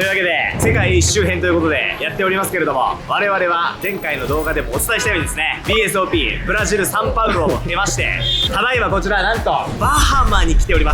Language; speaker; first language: Japanese; native; Japanese